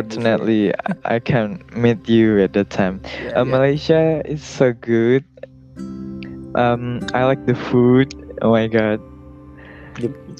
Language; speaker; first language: English; non-native, learner; Indonesian